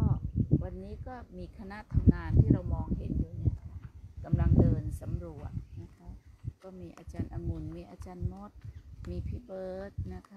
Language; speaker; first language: Thai; native; Thai